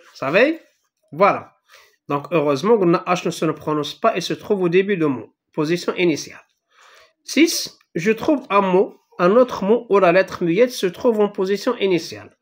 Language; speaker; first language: French; non-native, local second language; Arabic